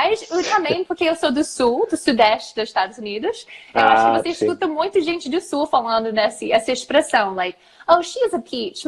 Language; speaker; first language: Portuguese; non-native, fluent; English